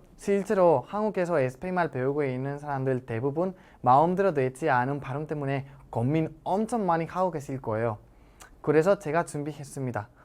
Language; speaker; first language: Korean; non-native, fluent; Spanish